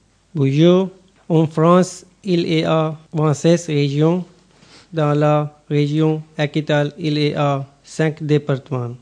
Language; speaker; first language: French; non-native, learner; Urdu